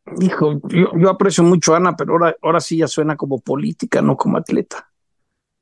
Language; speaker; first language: Spanish; native; Spanish